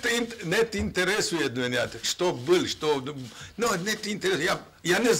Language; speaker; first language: Russian; non-native, learner; Romanian